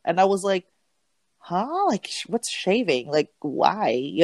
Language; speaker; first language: English; non-native, local second language; Filipino